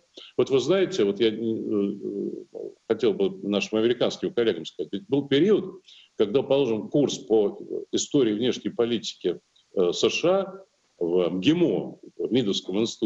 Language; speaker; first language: Russian; native; Russian